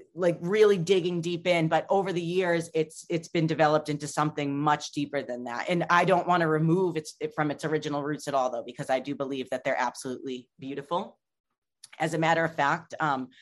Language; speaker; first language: English; native; English